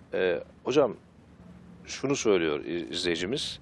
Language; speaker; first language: Turkish; native; Turkish